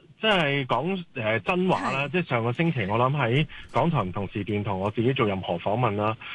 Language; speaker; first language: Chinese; non-native, local second language; Cantonese